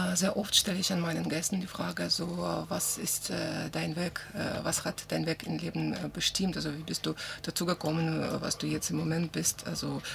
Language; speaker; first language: German; non-native, fluent; Russian